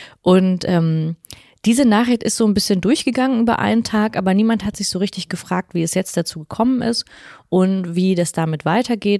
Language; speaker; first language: German; native; German